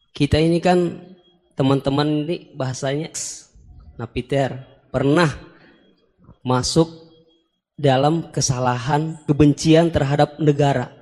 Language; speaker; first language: Indonesian; native; Indonesian